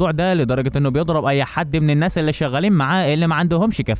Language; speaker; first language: Arabic; native; Arabic